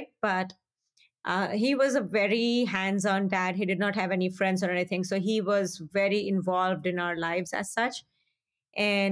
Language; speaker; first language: English; non-native, local second language; Hindi